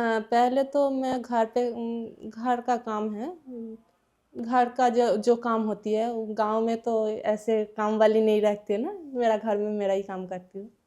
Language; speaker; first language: Hindi; non-native, local second language; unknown